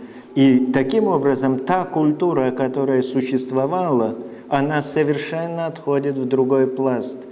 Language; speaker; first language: Russian; non-native, fluent; Lithuanian